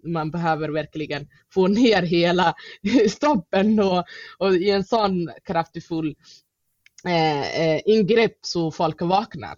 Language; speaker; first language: Swedish; non-native, fluent; Somali